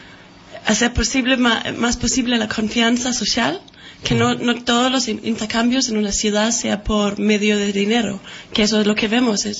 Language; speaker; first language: Spanish; non-native, fluent; Danish